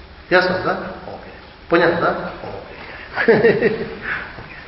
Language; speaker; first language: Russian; non-native, learner; Tibetan